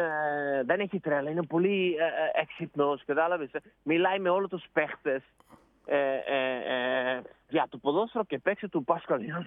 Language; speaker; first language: Greek; non-native, learner; Dutch